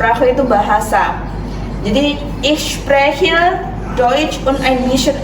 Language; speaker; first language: German; non-native, fluent; Indonesian